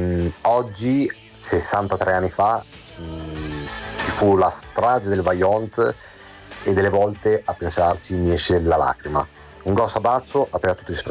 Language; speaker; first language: Italian; native; Italian